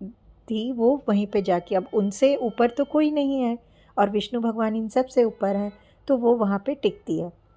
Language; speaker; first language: Hindi; native; Hindi